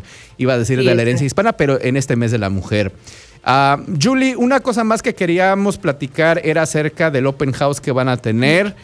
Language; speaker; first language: Spanish; native; Spanish